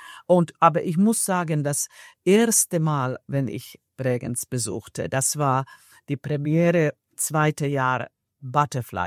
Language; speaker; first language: German; non-native, fluent; Finnish